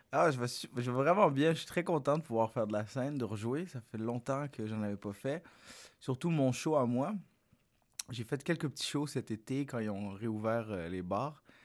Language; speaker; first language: French; early bilingual, other home language; Arabic